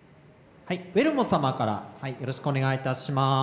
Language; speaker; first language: Japanese; native; Japanese